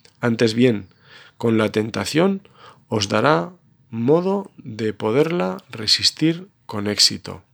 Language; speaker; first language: Spanish; native; Spanish